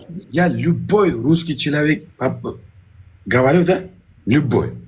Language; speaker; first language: Russian; non-native, learner; Uzbek